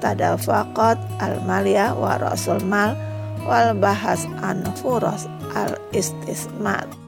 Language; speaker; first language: Arabic; non-native, fluent; Indonesian